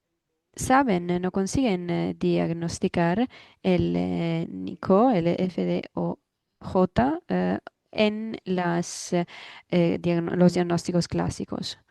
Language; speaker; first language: Spanish; non-native, fluent; German